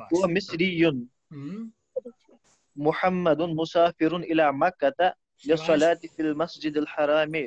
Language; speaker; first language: Arabic; non-native, learner; Urdu